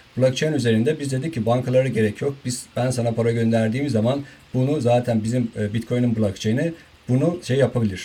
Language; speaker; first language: Turkish; non-native, fluent; Persian